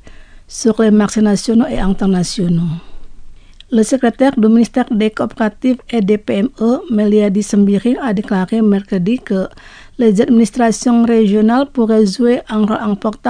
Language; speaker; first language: French; non-native, fluent; Indonesian